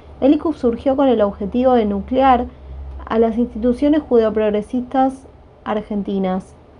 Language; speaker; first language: Spanish; native; Spanish